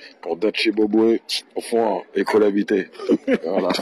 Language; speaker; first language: French; native; French